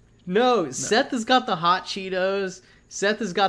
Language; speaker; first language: English; native; English